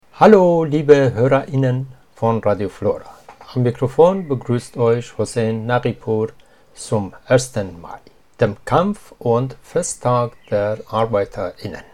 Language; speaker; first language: German; non-native, fluent; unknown